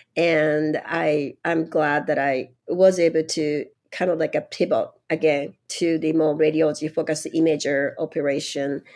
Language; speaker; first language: English; non-native, fluent; Japanese